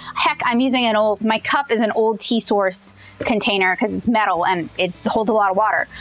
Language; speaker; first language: English; native; English